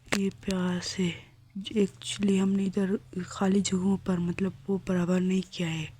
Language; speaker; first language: Urdu; non-native, local second language; Shina